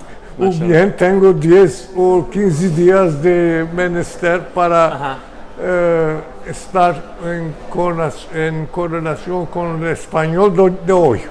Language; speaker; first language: Spanish; early bilingual, heritage; Ladino